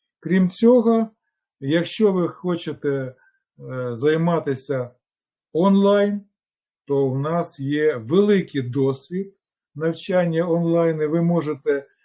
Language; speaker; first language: Ukrainian; non-native, local second language; Russian